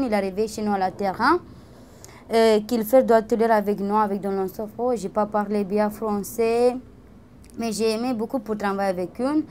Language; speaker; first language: French; non-native, learner; Romanian